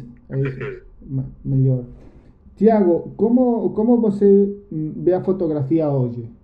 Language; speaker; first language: Portuguese; non-native, learner; Spanish